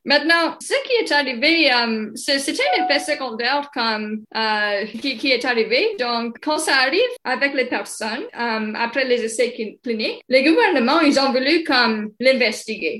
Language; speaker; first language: French; non-native, local second language; English